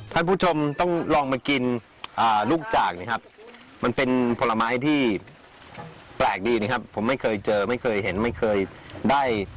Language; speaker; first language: Thai; non-native, fluent; English